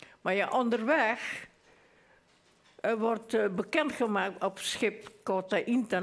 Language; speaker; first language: Dutch; early bilingual, other home language; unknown